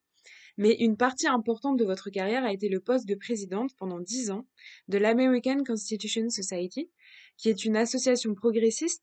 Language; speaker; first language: French; native; French